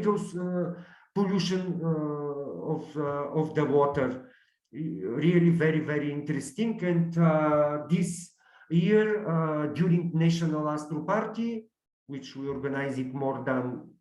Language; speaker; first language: English; non-native, learner; Bulgarian